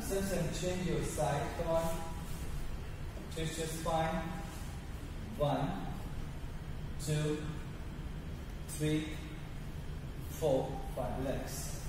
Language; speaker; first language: English; non-native, local second language; Bangla